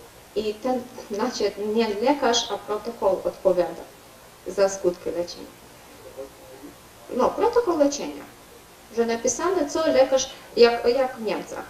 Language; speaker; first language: Polish; non-native, learner; Ukrainian